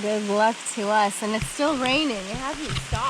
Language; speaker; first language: English; native; English